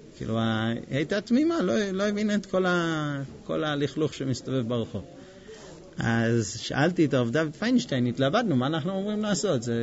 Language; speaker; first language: Hebrew; non-native, fluent; English